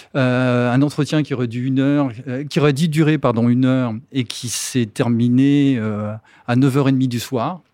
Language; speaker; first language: French; native; French